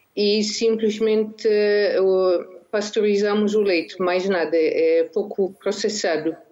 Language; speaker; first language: Portuguese; non-native, fluent; Dutch